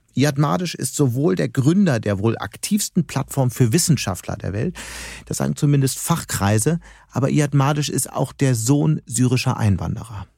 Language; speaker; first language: German; native; German